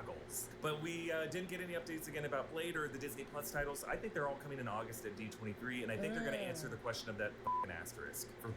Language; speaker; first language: English; native; English